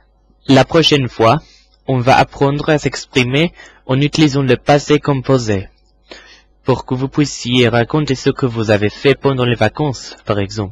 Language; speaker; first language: French; non-native, fluent; English